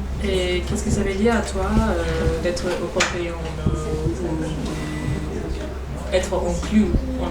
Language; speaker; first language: French; non-native, learner; English